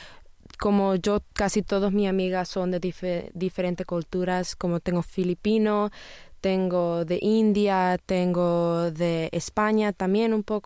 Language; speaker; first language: Spanish; early bilingual, heritage; Spanish